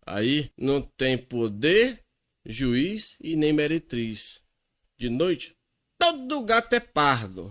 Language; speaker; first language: Portuguese; native; Portuguese